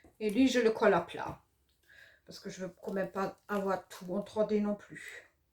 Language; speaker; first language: French; non-native, fluent; German